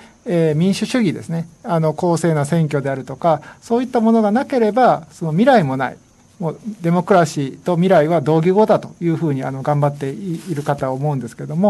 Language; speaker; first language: Japanese; native; Japanese